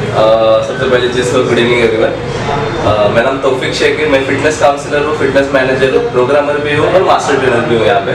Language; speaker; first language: Hindi; native; Hindi